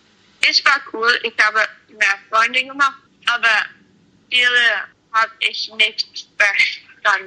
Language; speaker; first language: German; non-native, learner; English